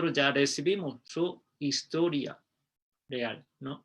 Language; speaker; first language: Spanish; non-native, fluent; Korean